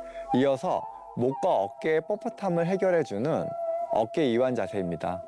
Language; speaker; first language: Korean; native; Korean